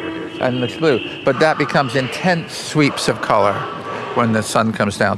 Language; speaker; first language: English; native; English